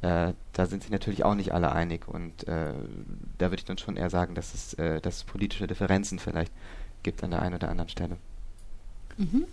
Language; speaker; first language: German; native; German